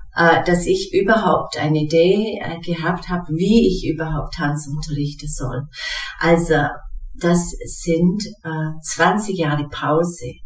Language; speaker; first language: German; non-native, fluent; English